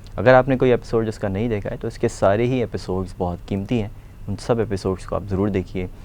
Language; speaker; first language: Urdu; native; Urdu